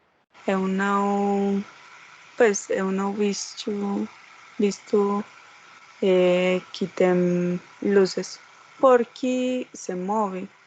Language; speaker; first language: Portuguese; non-native, learner; Spanish